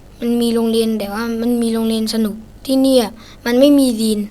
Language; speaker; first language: Thai; non-native, learner; Shan